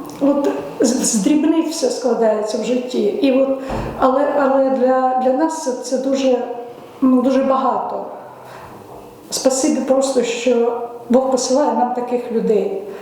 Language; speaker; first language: Ukrainian; native; Ukrainian